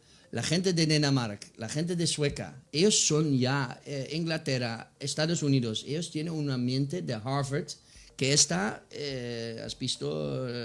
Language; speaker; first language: Spanish; non-native, fluent; Dutch